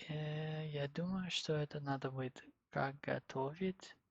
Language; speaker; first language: Russian; non-native, learner; English